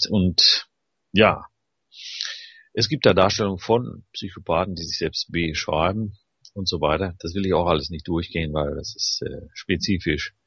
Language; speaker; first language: German; native; German